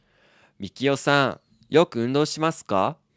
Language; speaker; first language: Japanese; non-native, fluent; English